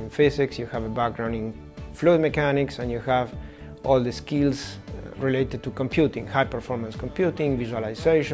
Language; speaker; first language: English; non-native, fluent; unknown